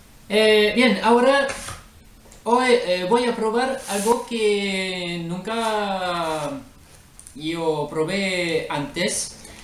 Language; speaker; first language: Spanish; non-native, learner; French